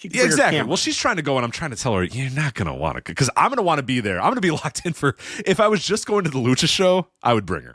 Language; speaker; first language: English; native; English